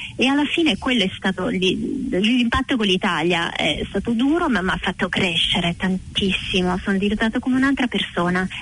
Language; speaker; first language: Italian; non-native, fluent; English